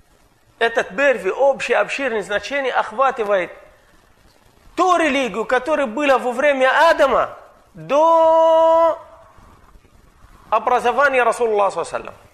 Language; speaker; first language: Russian; non-native, fluent; Arabic